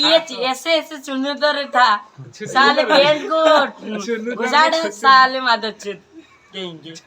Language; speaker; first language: Hindi; non-native, learner; Odia